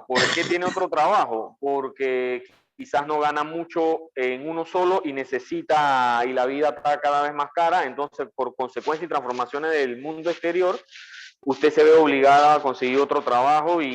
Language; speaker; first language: Spanish; native; Spanish